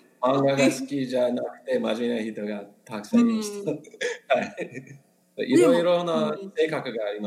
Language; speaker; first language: Japanese; non-native, learner; English